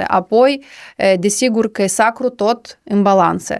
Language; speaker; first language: Romanian; non-native, local second language; Russian